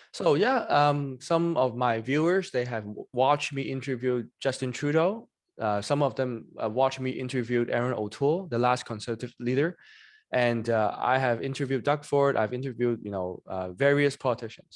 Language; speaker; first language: English; non-native, local second language; Cantonese